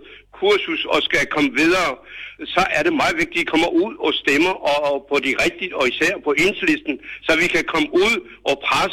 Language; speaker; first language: Danish; non-native, fluent; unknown